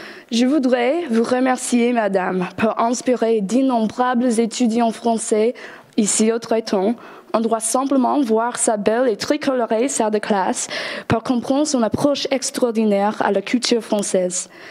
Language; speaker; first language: French; non-native, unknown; English